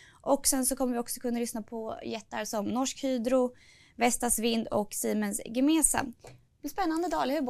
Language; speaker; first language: Swedish; native; Swedish